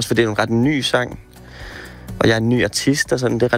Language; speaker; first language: Danish; native; Danish